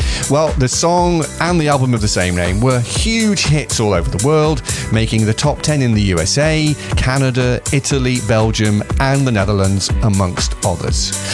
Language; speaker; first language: English; native; English